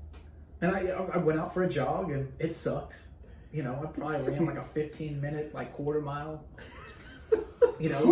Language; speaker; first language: English; native; English